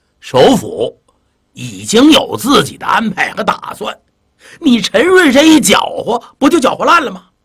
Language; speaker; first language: Chinese; native; Chinese